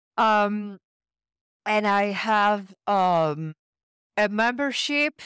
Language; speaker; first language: English; non-native, fluent; French